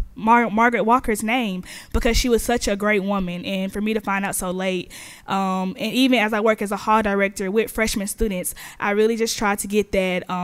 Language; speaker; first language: English; native; English